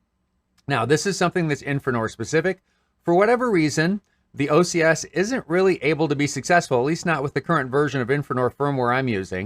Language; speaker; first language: English; native; English